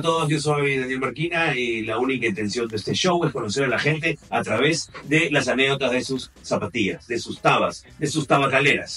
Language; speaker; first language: Spanish; native; Spanish